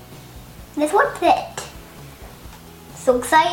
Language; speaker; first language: English; native; English